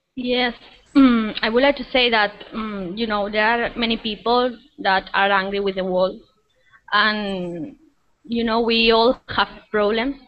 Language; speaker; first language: English; non-native, fluent; Spanish